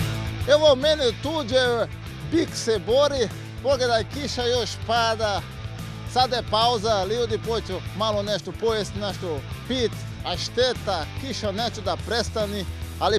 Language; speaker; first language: Croatian; non-native, learner; Portuguese